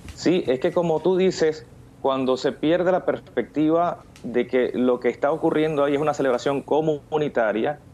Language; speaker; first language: Spanish; native; Spanish